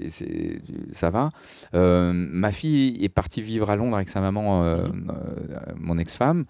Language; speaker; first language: French; native; French